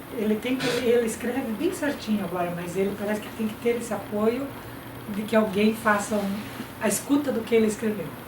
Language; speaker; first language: Portuguese; early bilingual, other home language; Ukrainian